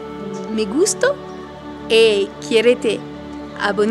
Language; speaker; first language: Spanish; non-native, learner; French